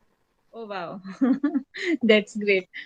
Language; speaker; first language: English; non-native, learner; Hindi